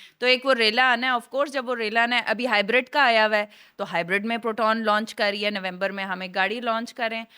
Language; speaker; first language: Urdu; non-native, local second language; Saraiki